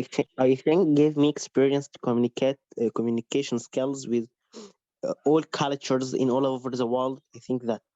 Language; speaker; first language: English; non-native, learner; Spanish